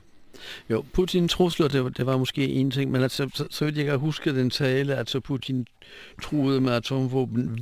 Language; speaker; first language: Danish; non-native, fluent; Polish